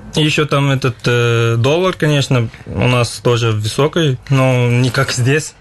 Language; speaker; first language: Russian; non-native, learner; Arabic